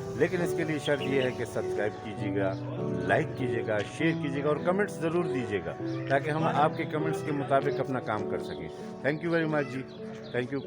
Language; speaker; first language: Urdu; non-native, local second language; Pashto